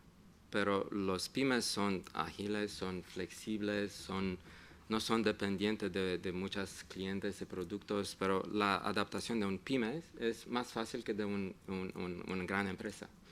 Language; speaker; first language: Spanish; non-native, fluent; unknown